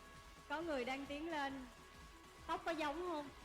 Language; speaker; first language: Vietnamese; native; Vietnamese